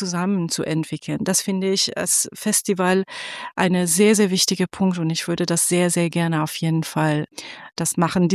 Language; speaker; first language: German; non-native, fluent; Persian